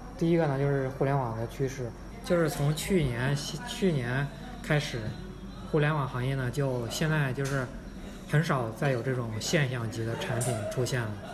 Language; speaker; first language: Chinese; native; Chinese